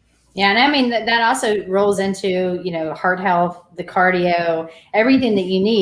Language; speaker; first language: English; native; English